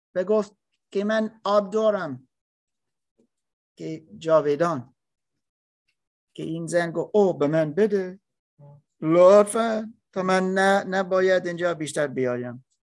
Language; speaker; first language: Persian; non-native, learner; English